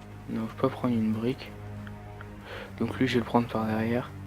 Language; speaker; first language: French; native; French